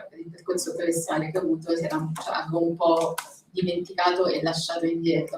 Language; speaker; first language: Italian; native; Italian